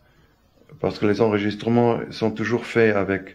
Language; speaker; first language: French; non-native, fluent; German